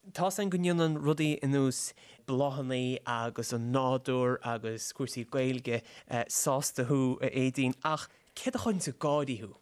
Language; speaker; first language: Irish; native; Irish